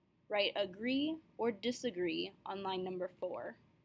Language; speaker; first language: English; native; English